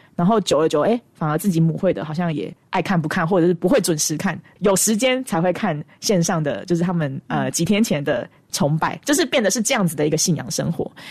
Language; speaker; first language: Chinese; native; Chinese